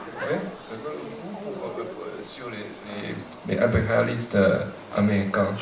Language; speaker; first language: French; non-native, fluent; Chinese